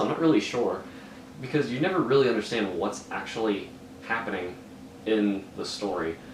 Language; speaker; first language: English; native; English